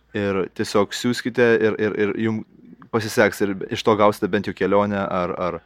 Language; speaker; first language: English; non-native, fluent; Lithuanian